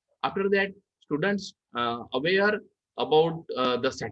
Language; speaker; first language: English; non-native, local second language; Marathi